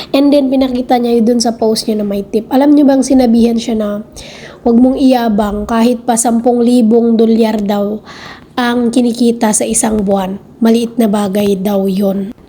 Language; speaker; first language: Filipino; non-native, local second language; Iloko